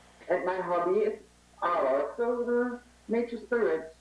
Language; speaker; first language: English; non-native, learner; German